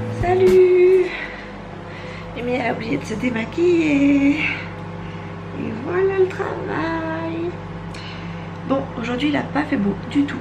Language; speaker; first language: French; native; French